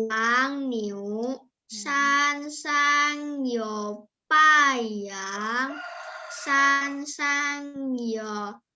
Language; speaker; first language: Chinese; non-native, learner; Indonesian